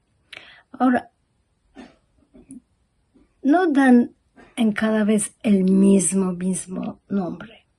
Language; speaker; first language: Spanish; early bilingual, heritage; Ladino